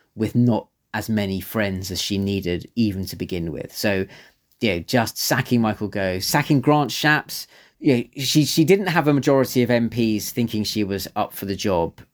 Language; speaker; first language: English; native; English